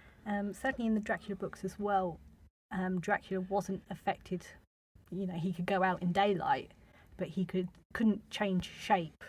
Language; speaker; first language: English; native; English